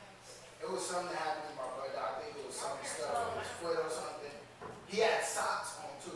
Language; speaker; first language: English; native; English